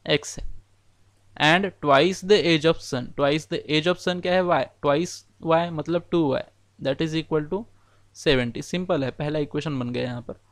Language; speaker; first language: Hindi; non-native, local second language; Marathi